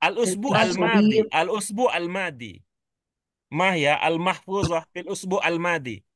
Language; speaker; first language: Arabic; non-native, learner; Indonesian